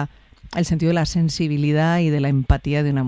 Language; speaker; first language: Spanish; native; Spanish